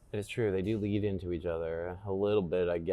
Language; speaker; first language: English; native; English